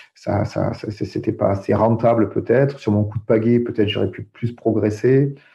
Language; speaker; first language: French; native; French